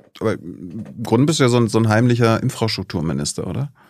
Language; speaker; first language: German; native; German